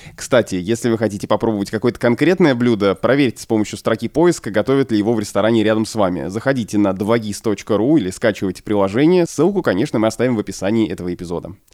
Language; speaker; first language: Russian; native; Russian